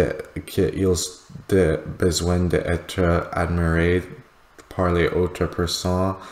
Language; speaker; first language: French; non-native, learner; English